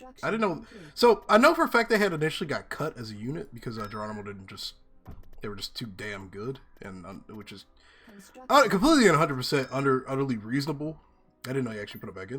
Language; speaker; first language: English; native; English